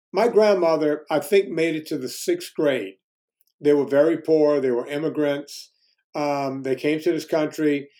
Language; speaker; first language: English; native; English